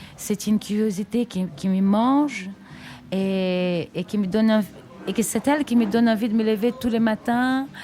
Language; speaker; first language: French; non-native, fluent; Portuguese